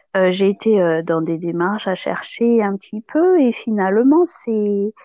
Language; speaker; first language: French; non-native, local second language; Malagasy